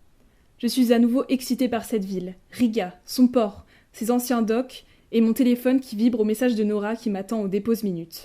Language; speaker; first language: French; native; French